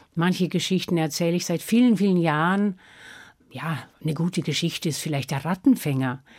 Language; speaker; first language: German; non-native, local second language; Swiss German